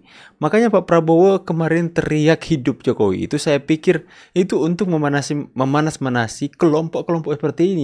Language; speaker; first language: Indonesian; native; Indonesian